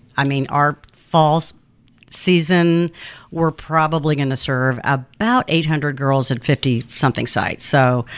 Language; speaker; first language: English; early bilingual, other home language; Spanish